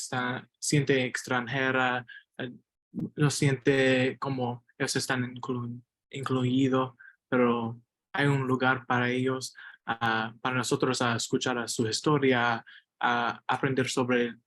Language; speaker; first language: Spanish; non-native, learner; English